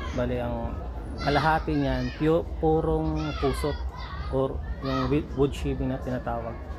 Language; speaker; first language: Filipino; non-native, local second language; Cebuano